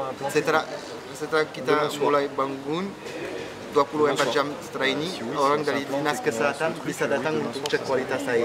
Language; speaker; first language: Indonesian; non-native, fluent; French